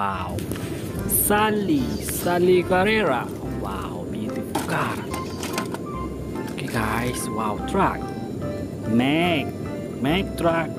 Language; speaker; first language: English; non-native, learner; Indonesian